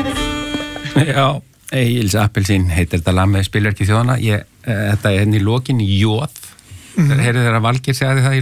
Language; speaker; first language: Icelandic; native; Icelandic